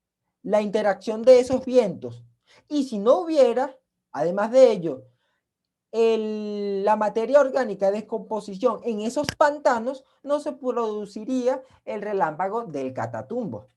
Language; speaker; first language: Spanish; native; Spanish